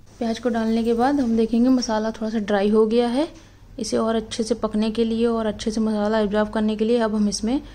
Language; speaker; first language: Hindi; native; Hindi